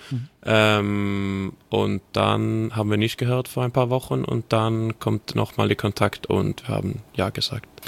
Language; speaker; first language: German; non-native, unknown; Swedish